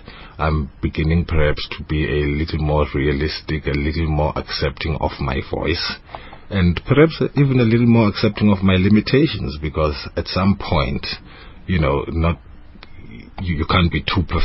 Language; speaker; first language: English; non-native, local second language; Zulu